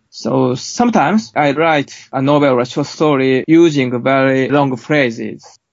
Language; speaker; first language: English; non-native, fluent; Japanese